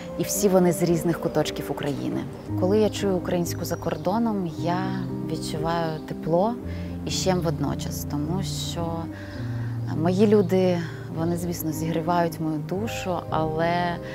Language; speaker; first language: Ukrainian; non-native, local second language; Russian